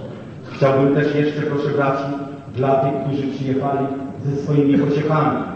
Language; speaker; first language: Polish; native; Polish